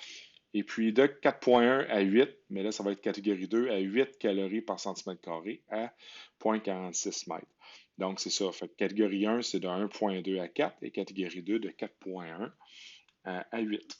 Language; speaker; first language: French; native; French